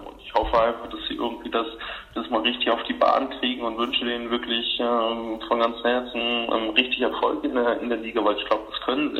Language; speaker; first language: German; native; German